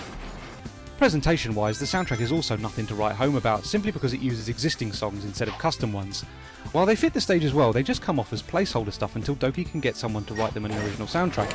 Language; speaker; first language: English; native; English